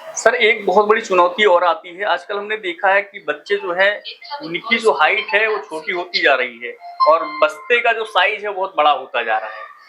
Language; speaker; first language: Hindi; native; Hindi